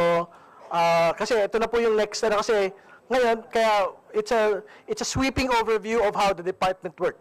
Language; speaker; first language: Filipino; native; Filipino